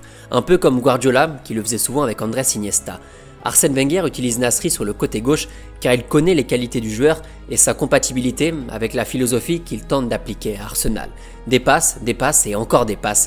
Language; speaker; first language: French; native; French